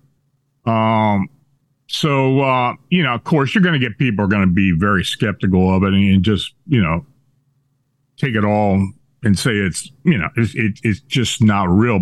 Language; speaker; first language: English; native; English